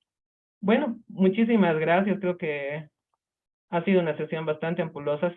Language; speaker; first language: Spanish; native; Spanish